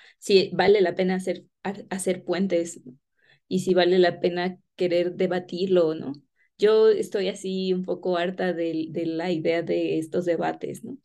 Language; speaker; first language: Spanish; native; Spanish